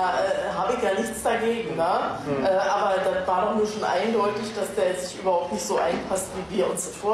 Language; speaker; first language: German; native; German